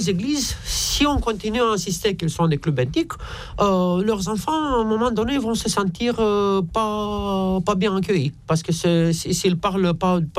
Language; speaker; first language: French; non-native, fluent; Romanian